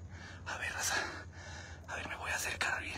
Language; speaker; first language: Spanish; native; Spanish